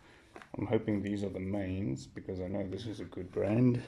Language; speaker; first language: English; native; English